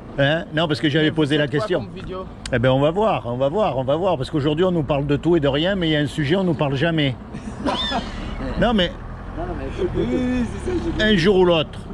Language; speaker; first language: French; native; French